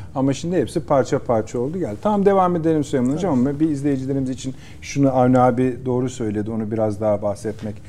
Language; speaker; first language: Turkish; native; Turkish